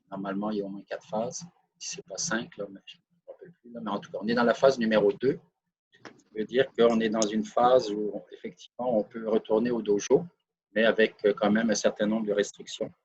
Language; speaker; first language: French; native; French